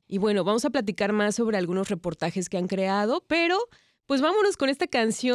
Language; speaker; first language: Spanish; native; Spanish